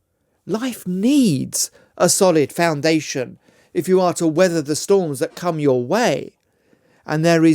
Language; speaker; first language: English; native; English